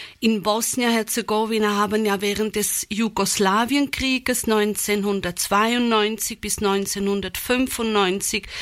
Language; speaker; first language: German; native; German